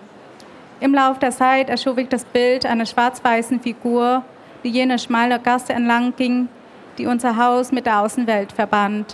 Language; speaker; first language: German; early bilingual, other home language; Vietnamese